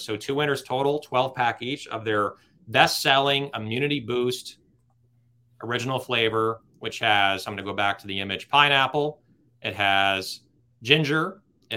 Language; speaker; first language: English; native; English